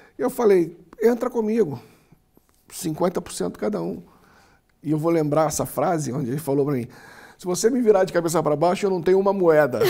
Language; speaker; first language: Portuguese; native; Portuguese